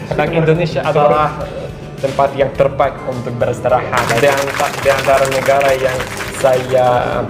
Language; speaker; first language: Indonesian; non-native, learner; Russian